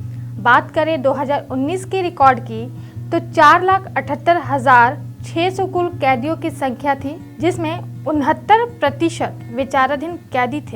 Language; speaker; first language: Hindi; native; Hindi